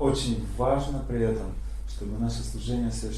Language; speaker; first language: Russian; native; Russian